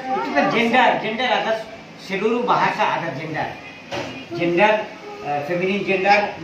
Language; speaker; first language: Indonesian; non-native, learner; Hindi